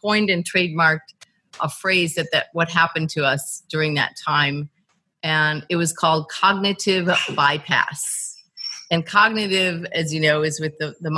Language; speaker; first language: English; native; English